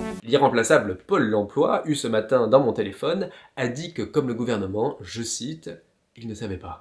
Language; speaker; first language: French; native; French